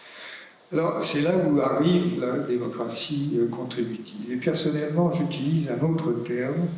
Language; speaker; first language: French; native; French